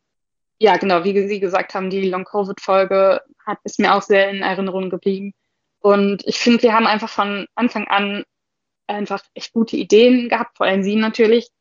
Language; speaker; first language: German; native; German